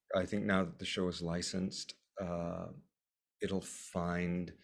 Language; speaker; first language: English; native; English